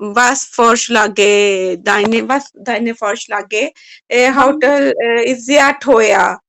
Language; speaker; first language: German; non-native, learner; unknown